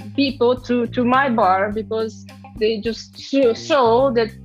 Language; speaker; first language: English; non-native, fluent; Romanian